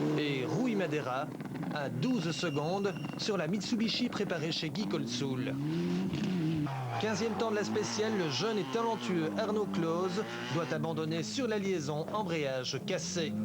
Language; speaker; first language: French; native; French